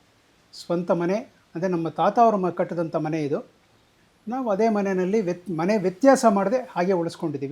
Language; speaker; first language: Kannada; native; Kannada